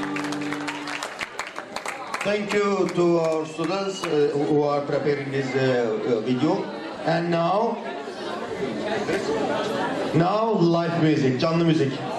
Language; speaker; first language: English; non-native, fluent; Turkish